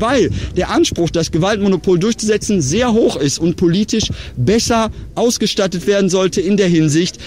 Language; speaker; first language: German; native; German